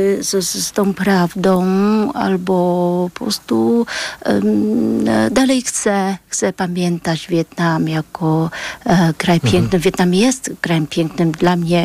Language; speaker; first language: Polish; early bilingual, other home language; Vietnamese